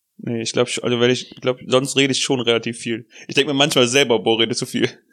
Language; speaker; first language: German; native; German